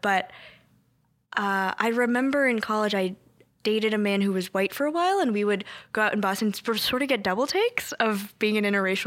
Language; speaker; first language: English; early bilingual, other home language; Korean